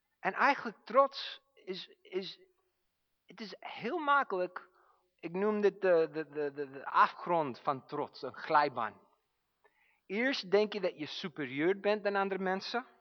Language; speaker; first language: Dutch; non-native, fluent; English